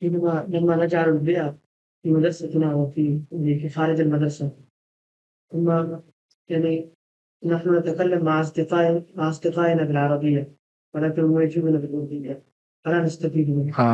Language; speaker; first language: Arabic; non-native, fluent; Urdu